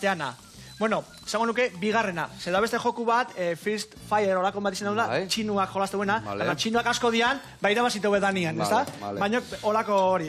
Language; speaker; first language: Basque; native; Basque